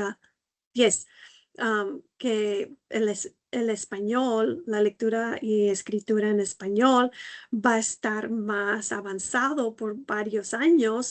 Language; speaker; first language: Spanish; non-native, fluent; English